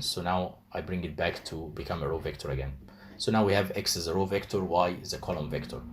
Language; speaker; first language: English; non-native, fluent; Arabic